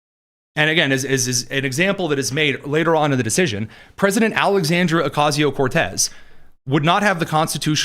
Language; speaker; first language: English; native; English